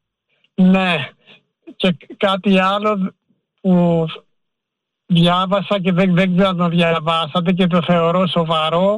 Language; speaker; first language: Greek; native; Greek